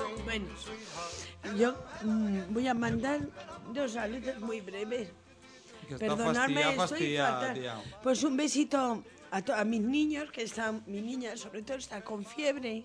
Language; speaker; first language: Spanish; native; Spanish